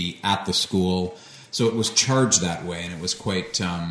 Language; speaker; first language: English; native; English